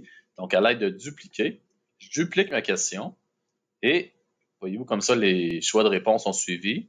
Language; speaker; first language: French; native; French